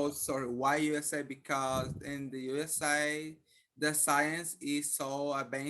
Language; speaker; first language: English; non-native, learner; Spanish